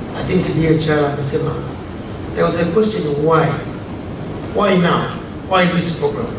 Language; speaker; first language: English; non-native, local second language; Swahili